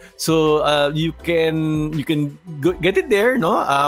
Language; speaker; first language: English; non-native, local second language; Filipino